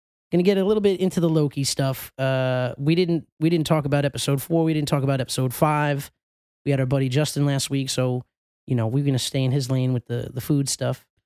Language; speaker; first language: English; native; English